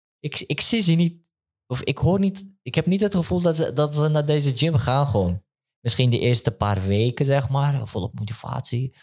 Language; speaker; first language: Dutch; early bilingual, other home language; Turkish